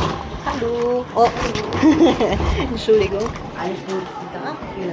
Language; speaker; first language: German; non-native, learner; Cebuano